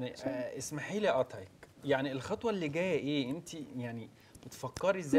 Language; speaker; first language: Arabic; native; Arabic